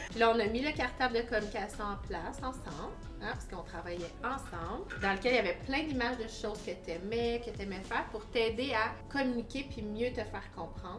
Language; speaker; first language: French; native; French